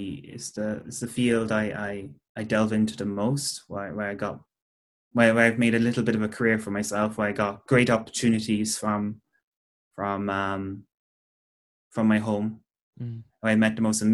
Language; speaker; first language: English; native; English